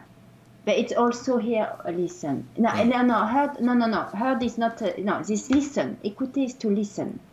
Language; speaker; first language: English; non-native, fluent; French